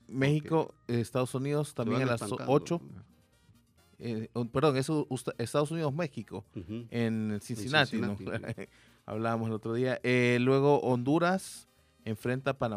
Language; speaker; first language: Spanish; native; Spanish